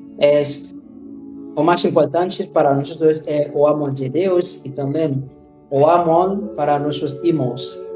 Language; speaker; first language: Portuguese; non-native, learner; Haitian Creole